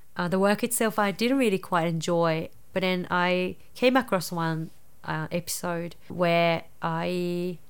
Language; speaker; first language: English; non-native, fluent; Japanese